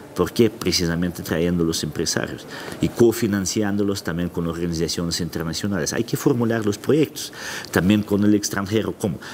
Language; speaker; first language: Spanish; non-native, fluent; Russian